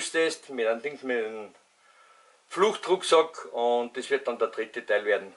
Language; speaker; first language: German; native; German